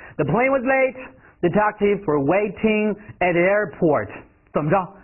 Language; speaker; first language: English; non-native, fluent; Chinese